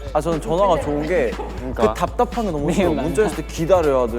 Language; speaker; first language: Korean; native; Korean